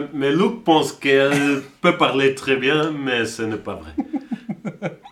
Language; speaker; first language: French; non-native, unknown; German